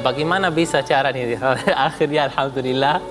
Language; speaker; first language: Indonesian; non-native, fluent; Arabic